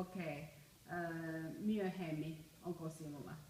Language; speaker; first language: Finnish; non-native, learner; Chinese